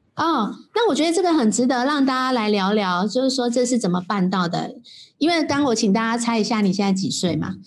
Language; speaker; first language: Chinese; native; Chinese